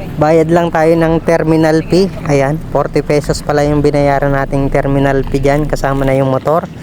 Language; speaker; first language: Filipino; native; Filipino